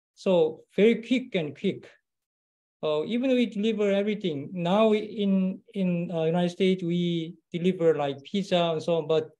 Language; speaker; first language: English; non-native, learner; Korean